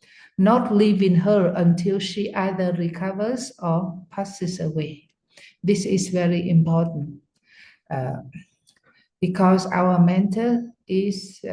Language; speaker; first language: English; non-native, fluent; Vietnamese